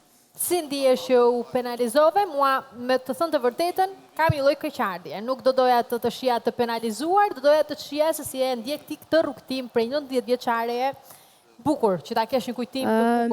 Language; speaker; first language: Albanian; native; Albanian